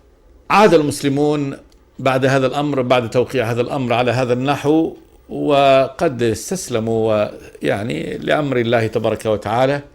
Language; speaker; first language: Arabic; native; Arabic